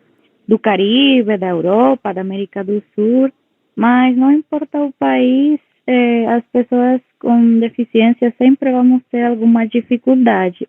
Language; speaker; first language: Portuguese; non-native, local second language; Spanish